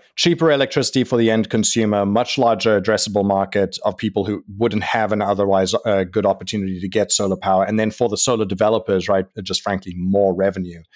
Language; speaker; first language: English; native; English